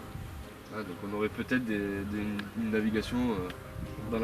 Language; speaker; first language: French; native; French